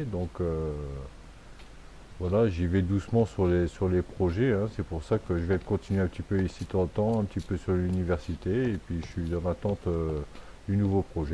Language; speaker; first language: French; native; French